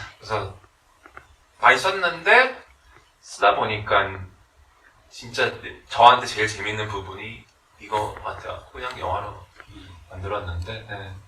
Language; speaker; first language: Korean; early bilingual, heritage; Korean